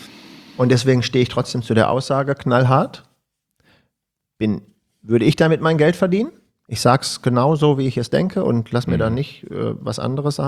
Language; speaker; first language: German; native; German